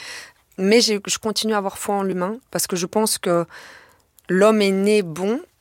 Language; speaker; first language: French; native; French